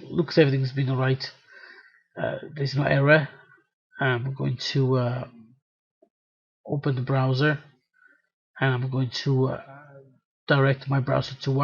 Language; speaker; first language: English; non-native, fluent; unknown